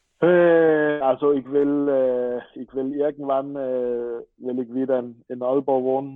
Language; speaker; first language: German; non-native, fluent; Danish